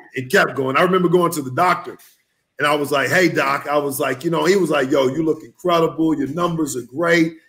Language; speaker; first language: English; native; English